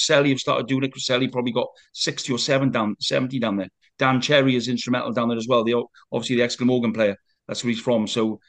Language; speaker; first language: English; native; English